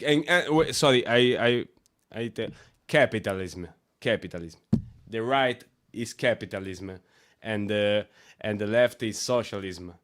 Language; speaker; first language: English; non-native, learner; Italian